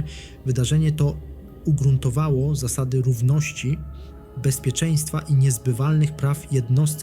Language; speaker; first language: Polish; native; Polish